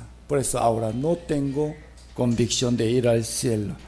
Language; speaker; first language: Spanish; non-native, fluent; Korean